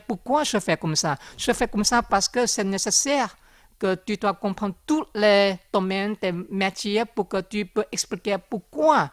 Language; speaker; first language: French; non-native, learner; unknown